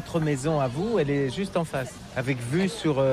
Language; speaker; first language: French; native; French